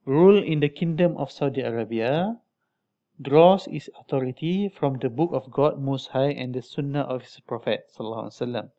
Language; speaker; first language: English; non-native, local second language; Malay